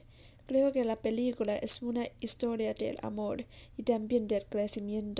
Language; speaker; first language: Spanish; non-native, learner; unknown